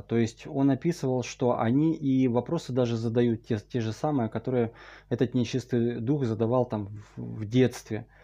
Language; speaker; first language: Russian; native; Russian